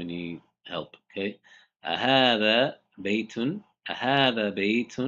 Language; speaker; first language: Arabic; non-native, fluent; English